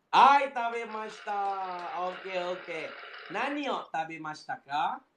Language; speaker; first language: Japanese; non-native, fluent; Malay